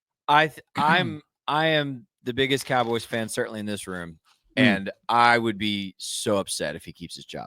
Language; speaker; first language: English; native; English